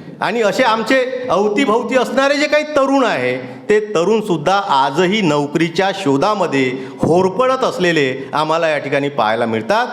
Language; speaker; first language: Marathi; native; Marathi